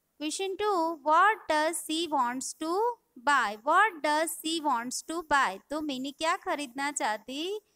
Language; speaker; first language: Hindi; non-native, local second language; Gujarati